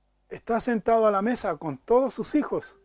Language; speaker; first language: Spanish; native; Spanish